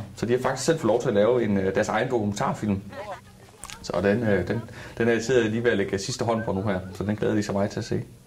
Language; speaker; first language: Danish; native; Danish